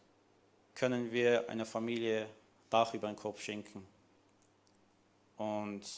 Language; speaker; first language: German; non-native, fluent; Armenian